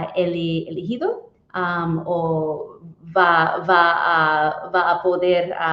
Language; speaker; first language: Spanish; non-native, learner; English